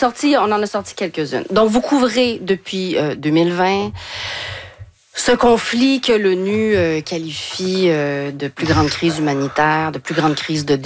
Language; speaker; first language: French; native; French